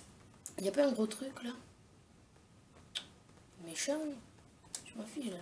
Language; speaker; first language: French; native; French